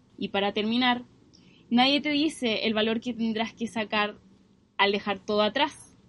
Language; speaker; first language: Spanish; native; Spanish